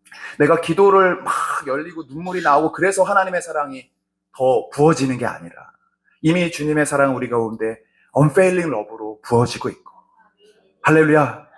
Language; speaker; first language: Korean; native; Korean